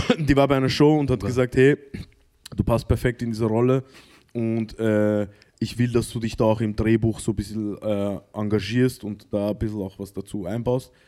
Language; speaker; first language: German; early bilingual, other home language; Arabic